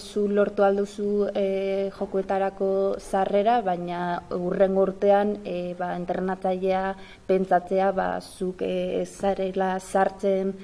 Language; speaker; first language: Basque; non-native, local second language; Spanish